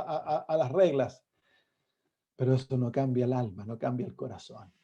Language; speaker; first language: Spanish; native; Spanish